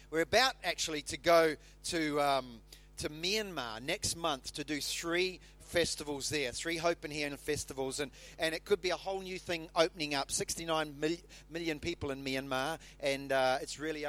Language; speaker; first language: English; native; English